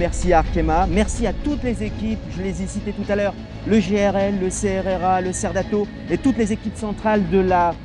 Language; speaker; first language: French; native; French